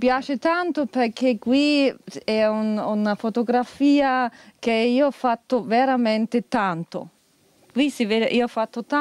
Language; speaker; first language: Italian; non-native, fluent; German